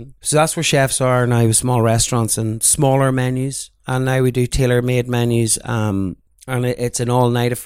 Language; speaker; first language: English; native; English